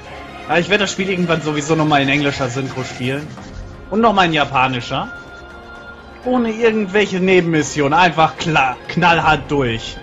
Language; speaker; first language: German; native; German